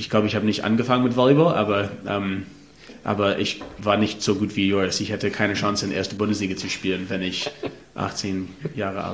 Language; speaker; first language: German; non-native, learner; English